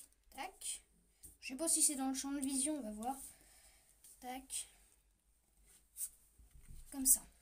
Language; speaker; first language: French; native; French